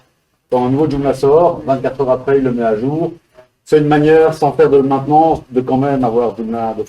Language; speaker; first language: French; native; French